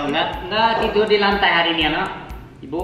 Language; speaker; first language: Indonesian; non-native, learner; German